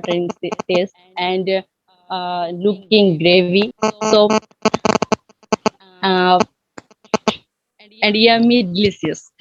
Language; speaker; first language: English; non-native, learner; Bangla